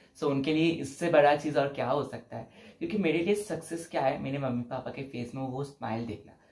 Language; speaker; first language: Hindi; non-native, local second language; Bangla